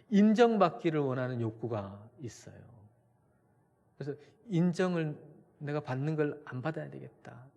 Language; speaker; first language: Korean; native; Korean